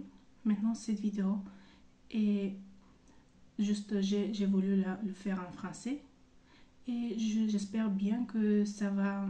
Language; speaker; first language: French; non-native, fluent; Bulgarian